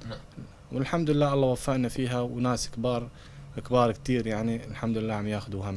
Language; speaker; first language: Arabic; native; Arabic